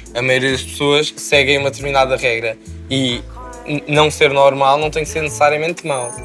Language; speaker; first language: Portuguese; native; Portuguese